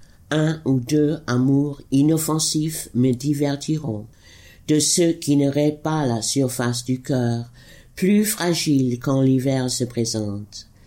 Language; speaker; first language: French; non-native, fluent; English